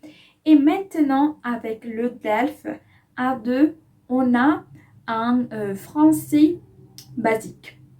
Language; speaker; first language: French; non-native, fluent; Spanish